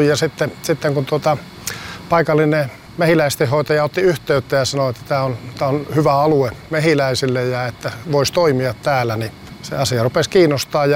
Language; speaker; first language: Finnish; native; Finnish